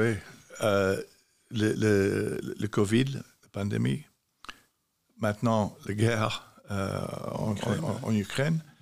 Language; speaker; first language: French; non-native, fluent; English